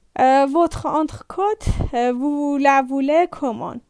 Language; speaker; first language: French; non-native, fluent; Persian